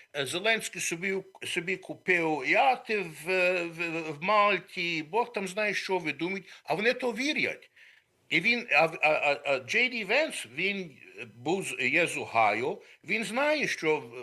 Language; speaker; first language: Ukrainian; early bilingual, heritage; Ukrainian